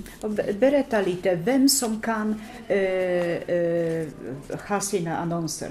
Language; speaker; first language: Swedish; non-native, learner; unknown